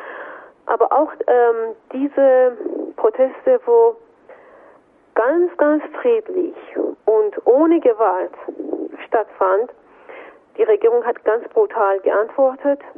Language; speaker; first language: German; non-native, fluent; Persian